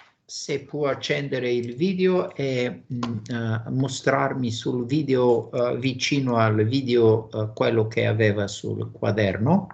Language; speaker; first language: Italian; non-native, fluent; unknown